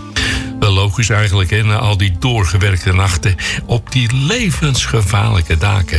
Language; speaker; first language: Dutch; native; Dutch